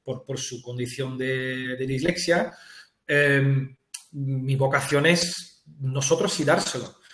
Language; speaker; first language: Spanish; non-native, fluent; Dutch